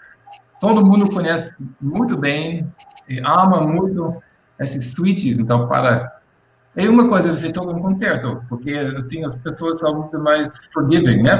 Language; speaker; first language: Portuguese; non-native, fluent; English